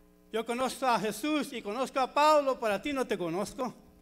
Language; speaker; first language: Spanish; early bilingual, heritage; Spanish